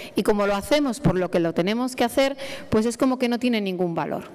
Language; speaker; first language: Spanish; native; Spanish